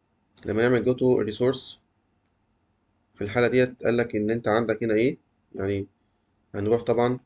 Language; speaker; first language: Arabic; native; Arabic